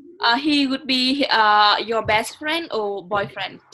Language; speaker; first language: English; non-native, fluent; Vietnamese